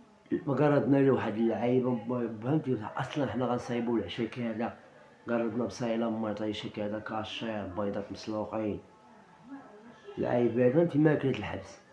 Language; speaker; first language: Arabic; native; Arabic